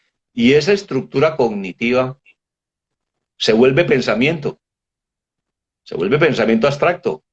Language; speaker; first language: Spanish; native; Spanish